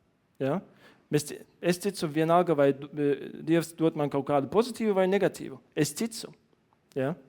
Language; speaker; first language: Latvian; non-native, learner; German